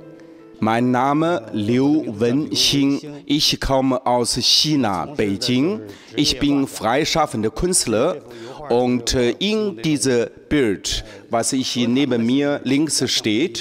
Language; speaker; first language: German; non-native, learner; Chinese